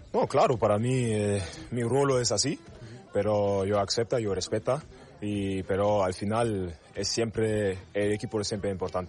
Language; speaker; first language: Spanish; non-native, learner; German